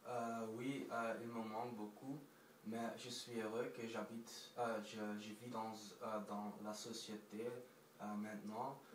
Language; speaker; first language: French; non-native, local second language; Dutch